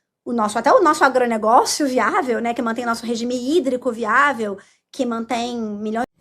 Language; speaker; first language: Portuguese; native; Portuguese